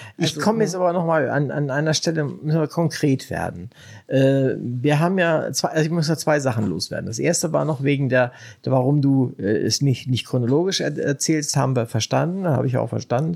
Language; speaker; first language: German; native; German